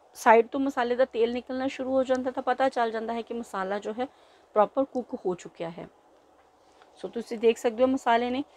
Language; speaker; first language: Hindi; non-native, local second language; Punjabi